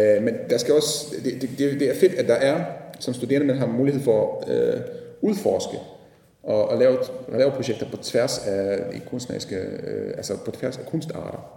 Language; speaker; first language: Danish; non-native, fluent; Polish